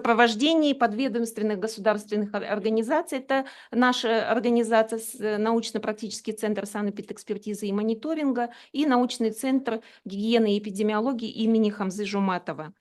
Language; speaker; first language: Russian; native; Russian